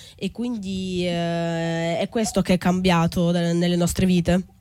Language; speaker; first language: Italian; native; Italian